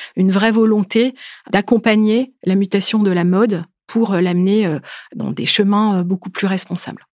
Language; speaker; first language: French; native; French